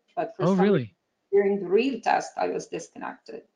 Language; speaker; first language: English; non-native, fluent; Arabic